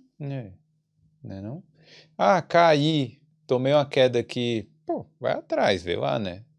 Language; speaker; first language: Portuguese; native; Portuguese